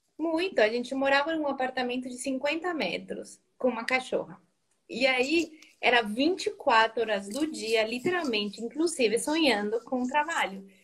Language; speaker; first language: Portuguese; non-native, fluent; Spanish